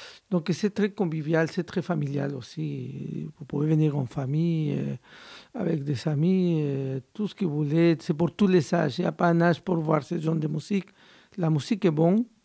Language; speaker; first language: French; non-native, fluent; Spanish